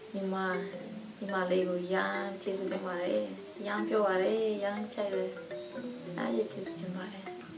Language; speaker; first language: Burmese; non-native, learner; Russian